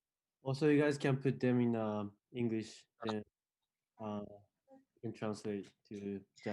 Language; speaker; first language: English; non-native, fluent; Japanese